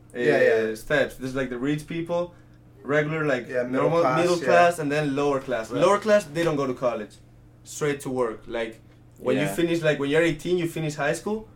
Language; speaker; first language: English; early bilingual, other home language; Italian